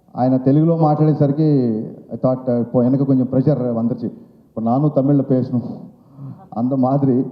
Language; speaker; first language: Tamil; non-native, learner; Telugu